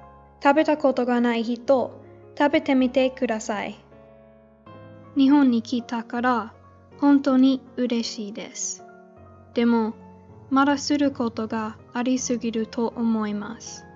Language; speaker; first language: Japanese; non-native, learner; English